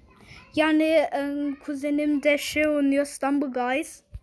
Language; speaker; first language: Turkish; early bilingual, heritage; Turkish